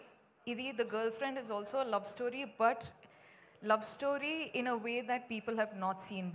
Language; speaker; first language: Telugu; non-native, fluent; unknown